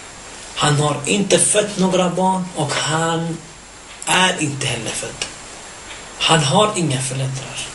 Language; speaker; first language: Swedish; early bilingual, other home language; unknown